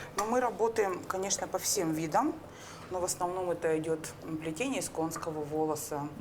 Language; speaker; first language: Russian; native; Russian